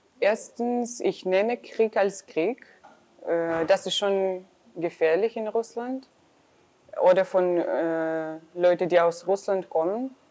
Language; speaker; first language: German; non-native, learner; Russian